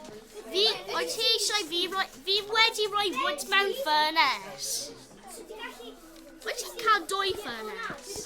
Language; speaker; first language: Welsh; non-native, local second language; English